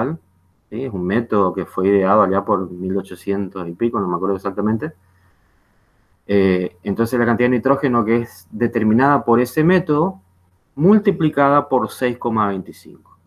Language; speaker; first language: Spanish; native; Spanish